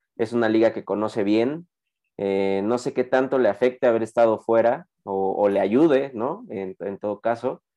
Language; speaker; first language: Spanish; native; Spanish